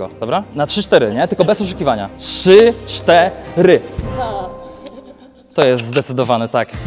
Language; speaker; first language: Polish; native; Polish